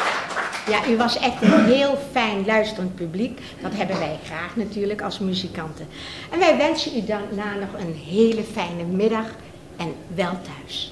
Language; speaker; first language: Dutch; native; Dutch